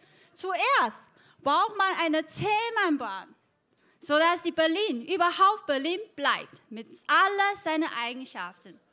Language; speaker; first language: German; non-native, fluent; Chinese